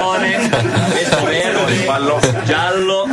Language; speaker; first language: Italian; native; Italian